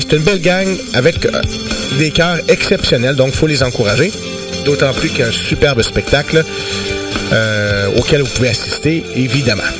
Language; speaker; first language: French; native; French